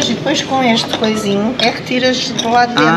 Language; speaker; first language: Portuguese; native; Portuguese